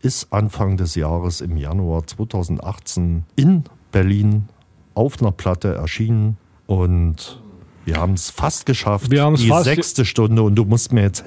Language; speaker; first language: German; native; German